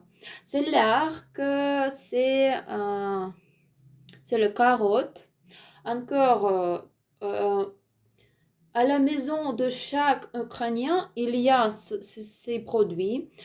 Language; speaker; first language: French; non-native, learner; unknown